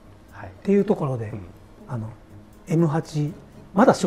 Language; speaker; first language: Japanese; native; Japanese